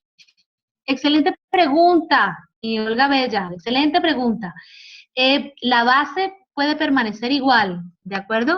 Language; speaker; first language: Spanish; native; Spanish